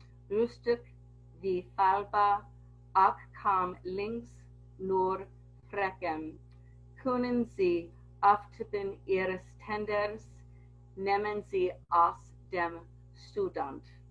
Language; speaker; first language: German; non-native, learner; English